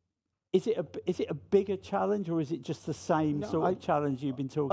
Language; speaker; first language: English; native; English